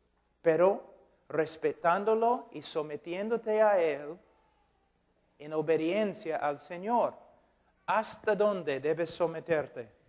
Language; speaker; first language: Spanish; non-native, fluent; English